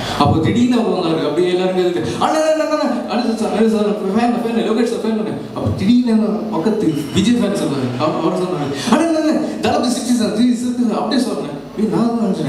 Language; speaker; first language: Tamil; non-native, local second language; Malayalam